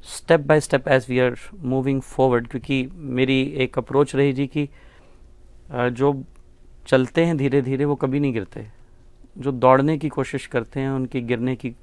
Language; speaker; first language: Hindi; native; Hindi